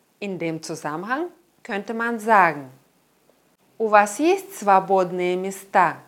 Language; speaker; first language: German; non-native, fluent; Russian